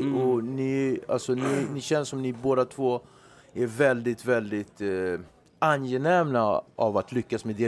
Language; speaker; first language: Swedish; native; Swedish